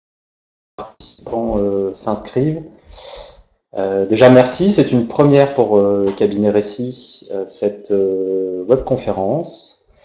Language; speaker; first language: French; native; French